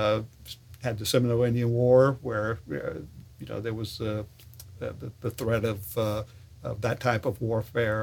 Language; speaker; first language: English; native; English